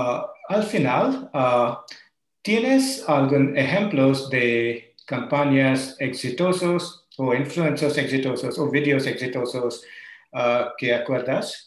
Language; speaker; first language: Spanish; non-native, learner; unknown